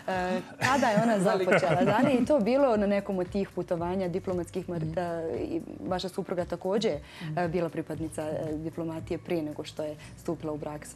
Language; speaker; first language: Croatian; native; Croatian